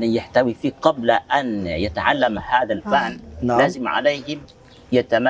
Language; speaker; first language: Arabic; non-native, fluent; Indonesian